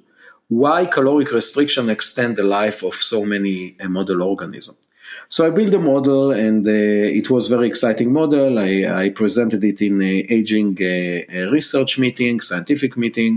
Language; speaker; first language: English; non-native, fluent; Hebrew